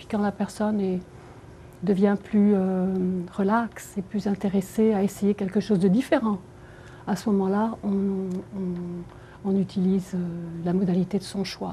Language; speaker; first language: French; native; French